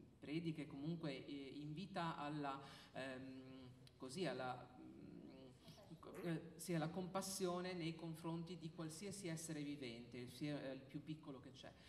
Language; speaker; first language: Italian; native; Italian